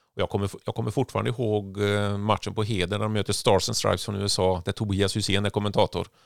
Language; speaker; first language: Swedish; native; Swedish